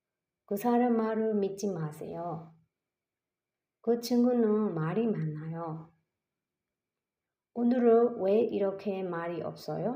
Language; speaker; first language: Korean; non-native, fluent; Burmese